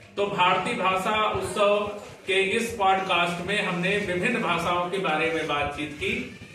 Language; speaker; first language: Hindi; native; Hindi